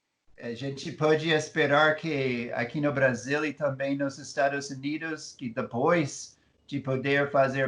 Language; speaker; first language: Portuguese; non-native, fluent; English